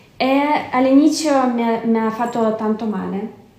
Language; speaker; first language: Italian; non-native, fluent; Ukrainian